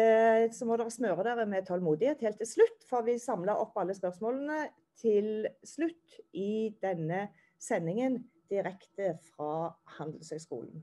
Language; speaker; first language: Norwegian; native; Norwegian